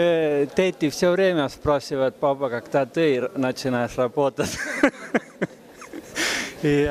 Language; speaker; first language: Russian; non-native, fluent; Estonian